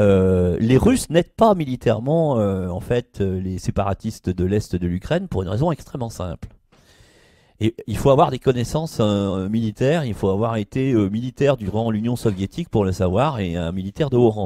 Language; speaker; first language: French; native; French